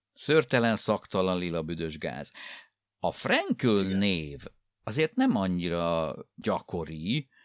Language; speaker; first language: Hungarian; native; Hungarian